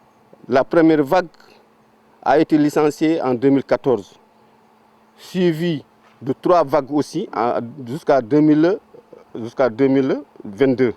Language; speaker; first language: French; non-native, local second language; Fula